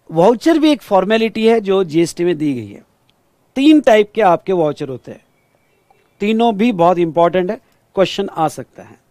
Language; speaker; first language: Hindi; non-native, local second language; Marathi